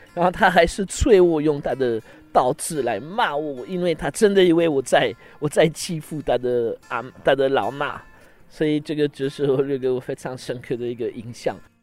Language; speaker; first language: Chinese; non-native, fluent; French